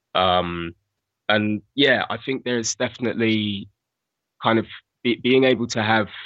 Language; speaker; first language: English; native; English